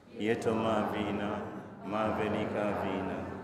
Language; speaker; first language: Czech; non-native, learner; Igbo